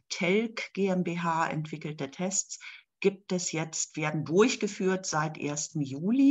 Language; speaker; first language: German; native; German